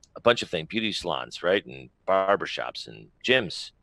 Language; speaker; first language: English; native; English